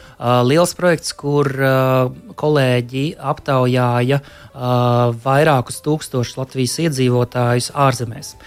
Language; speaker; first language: Latvian; native; Latvian